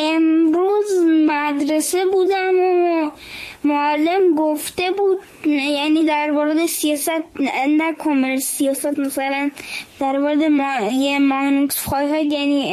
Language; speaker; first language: Persian; early bilingual, heritage; Persian